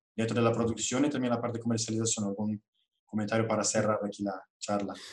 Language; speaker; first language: Spanish; non-native, fluent; Portuguese